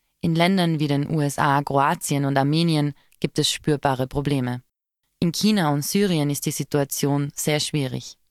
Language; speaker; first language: German; native; German